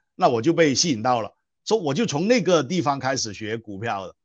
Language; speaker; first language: Chinese; non-native, local second language; Cantonese